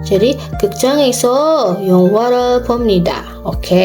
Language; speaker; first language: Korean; non-native, learner; Indonesian